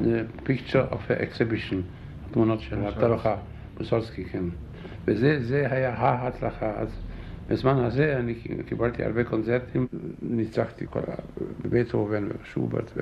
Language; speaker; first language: Hebrew; non-native, fluent; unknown